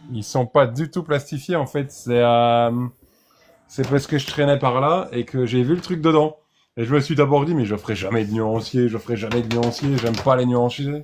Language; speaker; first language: French; native; French